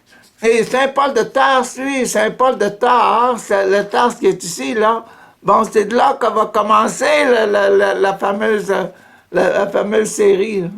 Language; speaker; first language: French; native; French